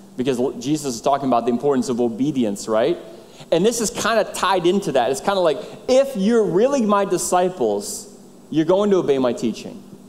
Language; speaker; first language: English; native; English